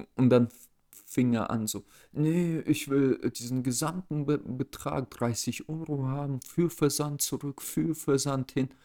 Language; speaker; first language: German; early bilingual, other home language; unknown